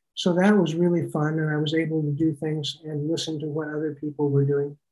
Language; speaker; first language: English; native; English